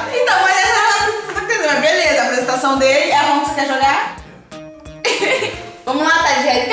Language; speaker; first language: Portuguese; native; Portuguese